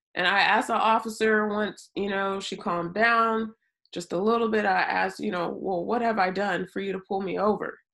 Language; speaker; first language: English; native; English